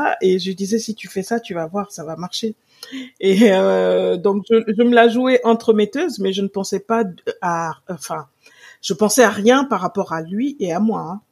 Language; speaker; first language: French; non-native, local second language; Wolof